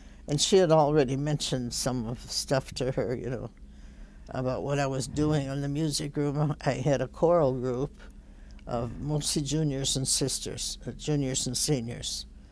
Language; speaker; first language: English; native; English